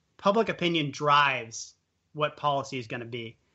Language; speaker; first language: English; native; English